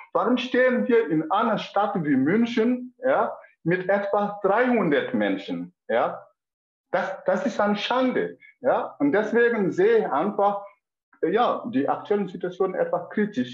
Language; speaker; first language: German; non-native, fluent; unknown